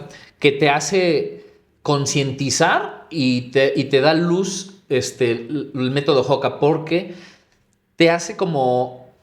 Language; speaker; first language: Spanish; native; Spanish